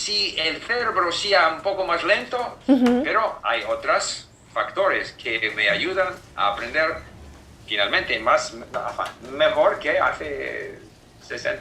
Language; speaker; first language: Spanish; non-native, fluent; English